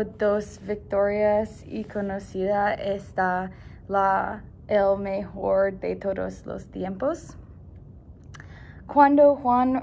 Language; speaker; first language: Spanish; non-native, learner; English